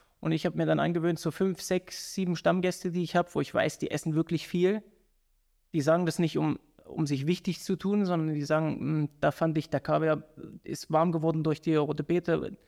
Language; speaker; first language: German; native; German